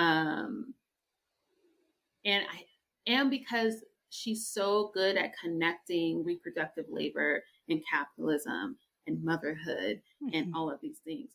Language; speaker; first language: English; native; English